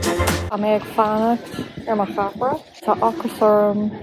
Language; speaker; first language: Irish; non-native, local second language; English